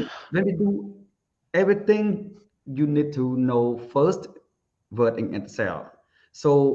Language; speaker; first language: English; non-native, learner; Khmer